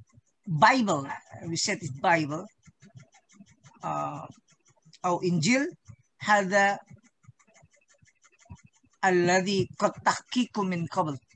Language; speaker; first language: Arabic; non-native, learner; Indonesian